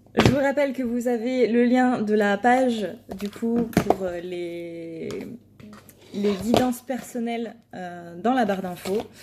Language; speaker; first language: French; native; French